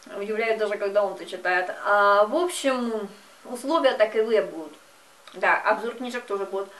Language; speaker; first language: Russian; native; Russian